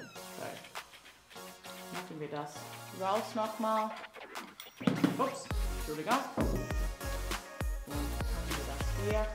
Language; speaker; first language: German; non-native, learner; English